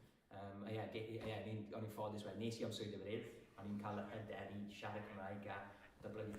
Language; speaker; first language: Welsh; non-native, local second language; English